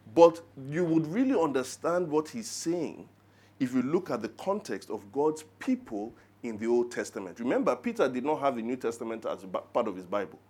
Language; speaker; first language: English; non-native, local second language; Yoruba